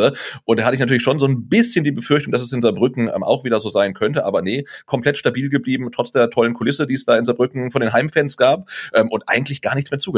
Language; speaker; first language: German; native; German